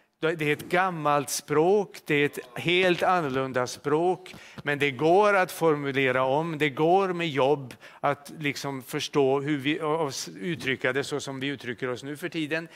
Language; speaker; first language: Swedish; native; Swedish